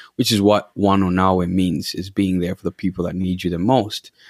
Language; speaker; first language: English; non-native, local second language; Ganda